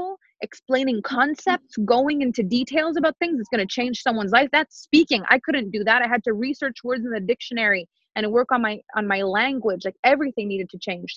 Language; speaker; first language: English; non-native, fluent; French